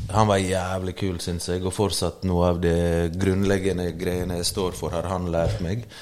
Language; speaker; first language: Norwegian; early bilingual, other home language; Bosnian